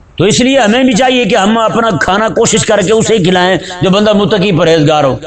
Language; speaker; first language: Urdu; non-native, local second language; Punjabi